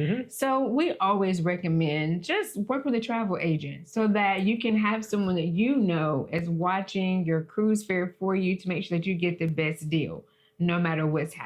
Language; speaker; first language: English; native; English